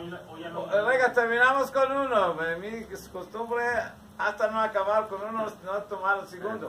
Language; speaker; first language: Spanish; non-native, learner; Hebrew